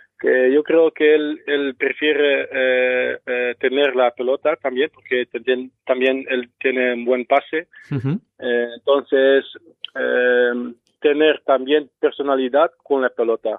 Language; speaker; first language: Spanish; non-native, fluent; Dutch